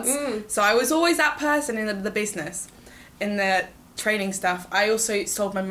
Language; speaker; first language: English; native; English